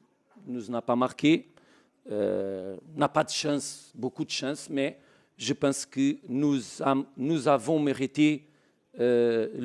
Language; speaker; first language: French; non-native, learner; Portuguese